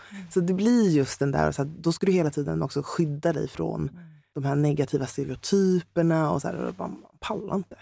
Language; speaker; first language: Swedish; native; Swedish